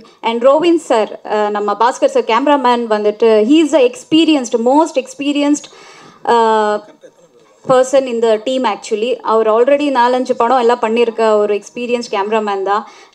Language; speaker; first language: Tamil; non-native, local second language; Kannada